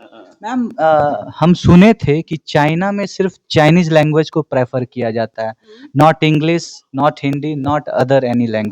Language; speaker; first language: Hindi; native; Hindi